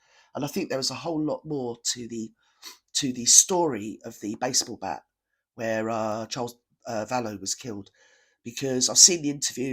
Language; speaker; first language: English; native; English